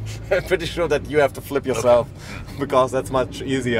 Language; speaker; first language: English; non-native, fluent; German